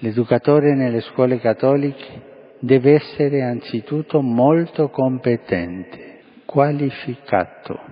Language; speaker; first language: Italian; non-native, fluent; Spanish